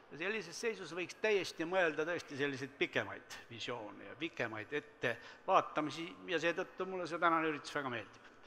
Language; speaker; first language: Estonian; native; Estonian